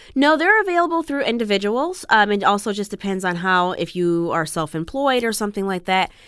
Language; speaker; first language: English; native; English